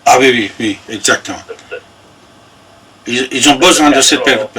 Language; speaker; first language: French; non-native, fluent; Persian